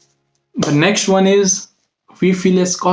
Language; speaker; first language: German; non-native, learner; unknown